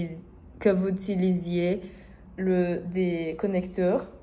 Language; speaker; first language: French; non-native, learner; Portuguese